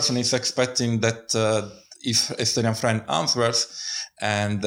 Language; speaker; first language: English; non-native, fluent; Italian